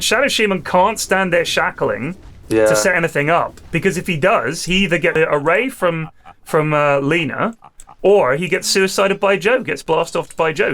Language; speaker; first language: English; native; English